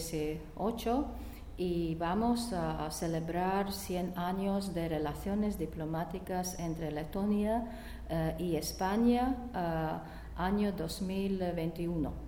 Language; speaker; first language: Spanish; non-native, learner; Latvian